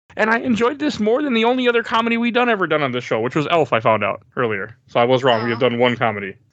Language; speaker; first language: English; native; English